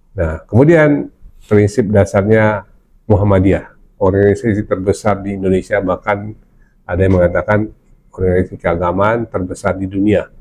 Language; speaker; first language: Indonesian; non-native, local second language; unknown